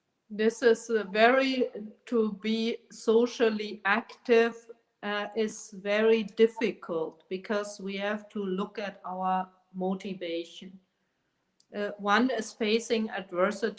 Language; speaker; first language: English; non-native, fluent; German